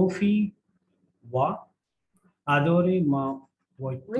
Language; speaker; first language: French; non-native, learner; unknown